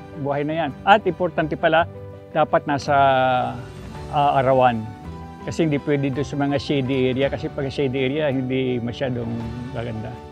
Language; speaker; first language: Filipino; native; Filipino